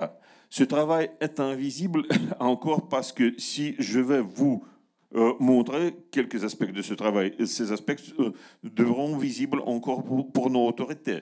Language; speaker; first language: French; non-native, learner; Russian